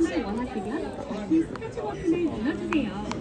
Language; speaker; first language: Korean; native; Korean